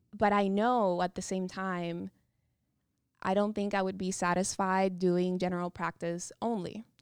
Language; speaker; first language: English; non-native, fluent; Spanish